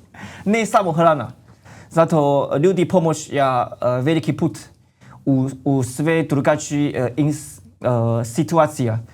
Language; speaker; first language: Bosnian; non-native, learner; Chinese